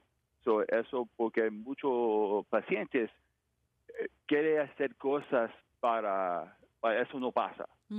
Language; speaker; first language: Spanish; non-native, learner; English